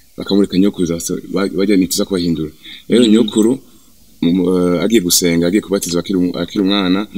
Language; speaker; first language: Rundi; early bilingual, heritage; Rundi